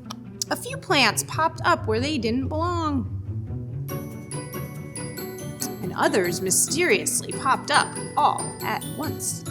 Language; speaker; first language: English; native; English